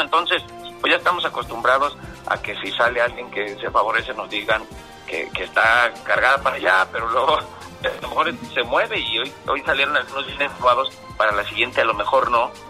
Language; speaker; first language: Spanish; native; Spanish